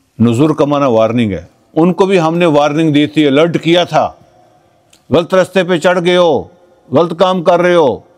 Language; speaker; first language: Urdu; non-native, local second language; Punjabi